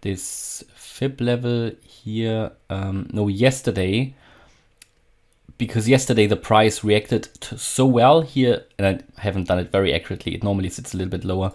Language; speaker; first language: English; non-native, fluent; German